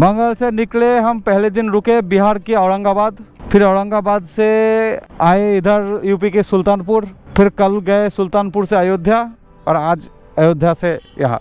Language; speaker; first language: Hindi; non-native, local second language; Bangla